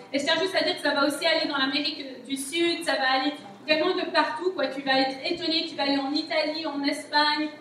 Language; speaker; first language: French; native; French